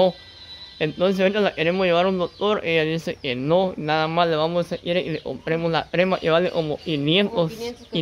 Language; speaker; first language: Spanish; native; Spanish